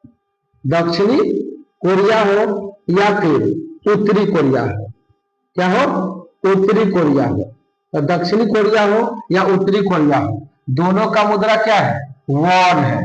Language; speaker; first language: Hindi; non-native, local second language; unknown